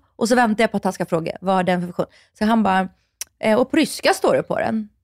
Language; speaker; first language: Swedish; non-native, fluent; Russian